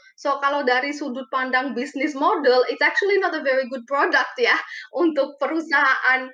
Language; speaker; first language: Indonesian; early bilingual, other home language; Romanian